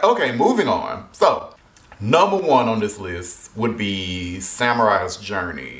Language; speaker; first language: English; native; English